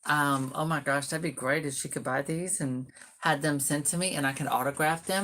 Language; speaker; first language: English; native; English